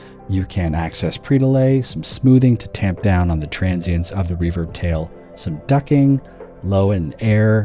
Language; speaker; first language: English; native; English